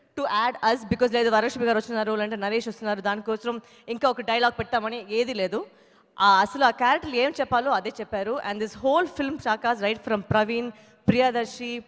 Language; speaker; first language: Telugu; non-native, fluent; Tamil